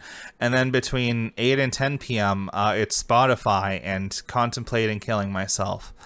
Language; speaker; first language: English; native; English